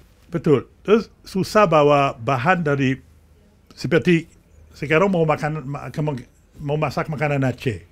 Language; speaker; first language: Indonesian; non-native, fluent; French